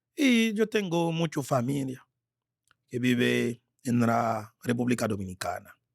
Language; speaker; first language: Spanish; non-native, learner; Haitian Creole